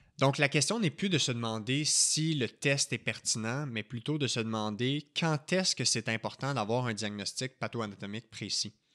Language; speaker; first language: French; native; French